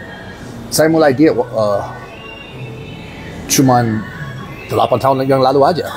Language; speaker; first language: Indonesian; non-native, learner; English